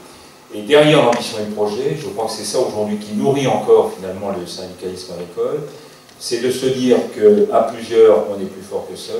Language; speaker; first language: French; native; French